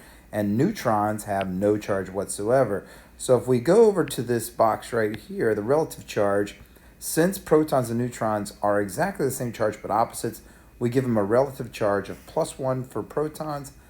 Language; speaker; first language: English; native; English